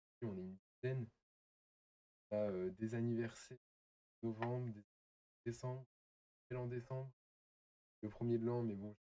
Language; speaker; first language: French; native; French